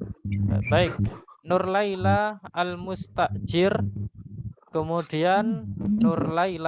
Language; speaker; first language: Indonesian; native; Indonesian